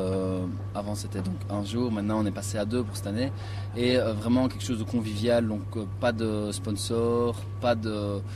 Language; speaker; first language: French; native; French